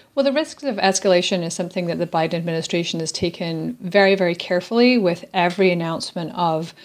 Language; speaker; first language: English; native; English